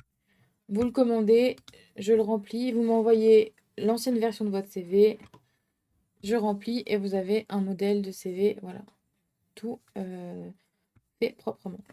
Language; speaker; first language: French; native; French